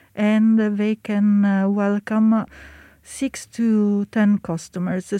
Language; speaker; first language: English; non-native, fluent; Italian